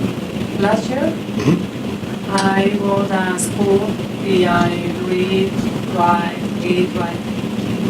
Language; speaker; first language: English; non-native, learner; Spanish